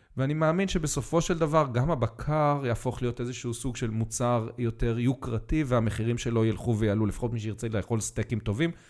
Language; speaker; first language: Hebrew; native; Hebrew